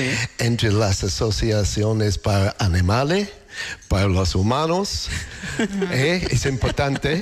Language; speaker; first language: Spanish; non-native, learner; English